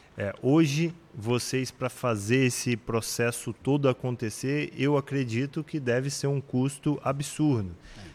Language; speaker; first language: Portuguese; native; Portuguese